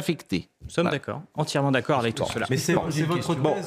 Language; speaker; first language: French; native; French